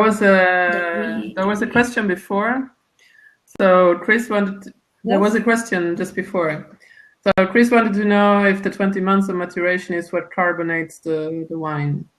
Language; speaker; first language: English; non-native, fluent; Italian